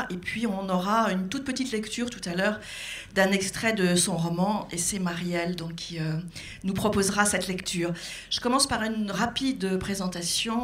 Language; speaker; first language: French; native; French